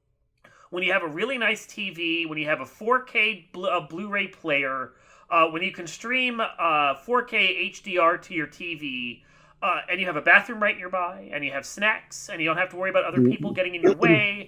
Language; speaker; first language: English; native; English